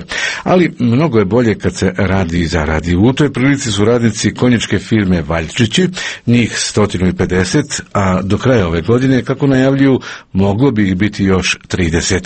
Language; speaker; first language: Croatian; native; Croatian